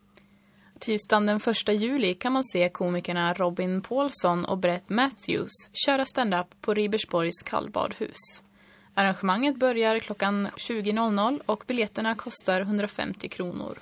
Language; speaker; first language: Swedish; native; Swedish